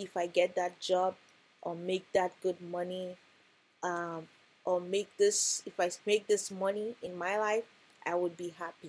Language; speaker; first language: English; non-native, local second language; Yoruba